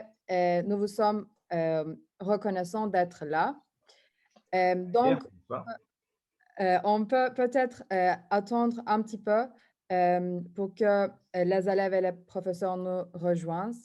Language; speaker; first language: French; non-native, fluent; Turkish